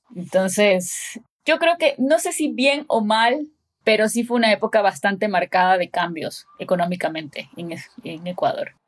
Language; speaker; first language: Spanish; native; Spanish